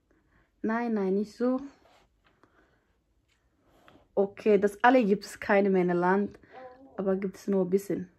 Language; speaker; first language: German; non-native, learner; Somali